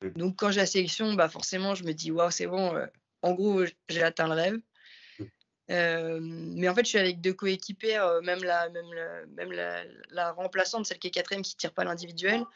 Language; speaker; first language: French; native; French